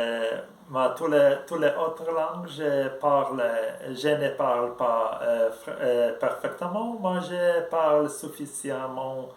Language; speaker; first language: French; non-native, learner; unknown